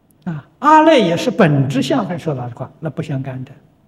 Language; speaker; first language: Chinese; native; Chinese